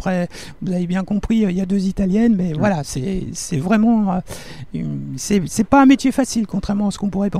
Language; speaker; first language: French; native; French